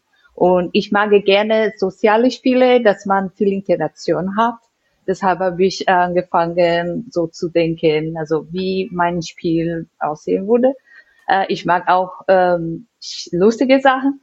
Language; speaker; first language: German; non-native, fluent; Portuguese